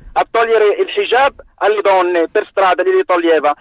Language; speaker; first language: Italian; non-native, fluent; Arabic